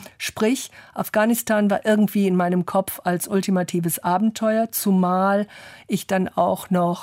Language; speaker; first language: German; early bilingual, other home language; English